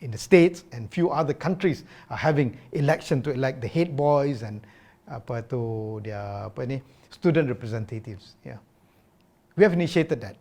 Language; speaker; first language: English; non-native, local second language; Malay